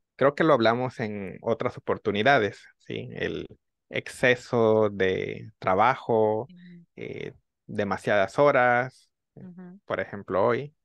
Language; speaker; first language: Spanish; native; Spanish